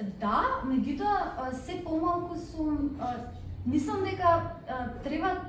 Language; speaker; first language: Macedonian; early bilingual, heritage; Macedonian